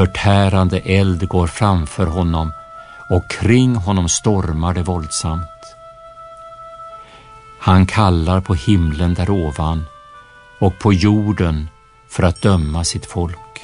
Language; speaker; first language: Swedish; native; Swedish